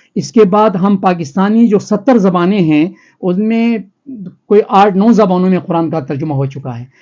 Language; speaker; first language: Urdu; non-native, local second language; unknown